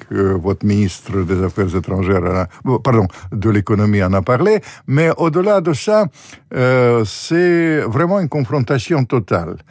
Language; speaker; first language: French; non-native, fluent; Russian